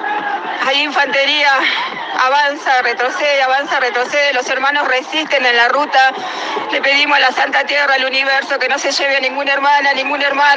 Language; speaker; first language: Spanish; native; Spanish